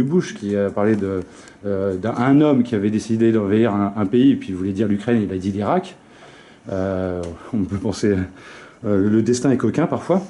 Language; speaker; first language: French; native; French